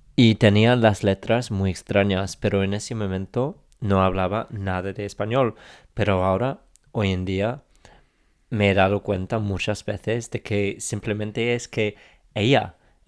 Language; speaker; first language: Spanish; non-native, fluent; English